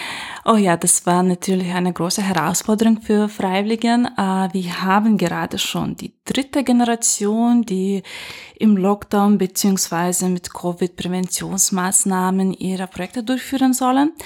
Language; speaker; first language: German; non-native, fluent; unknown